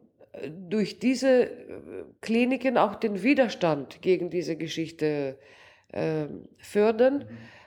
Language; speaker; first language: German; non-native, local second language; Greek